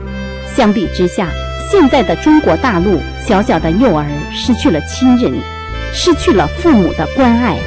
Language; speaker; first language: Chinese; native; Chinese